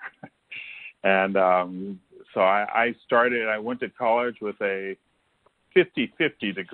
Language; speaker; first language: English; native; English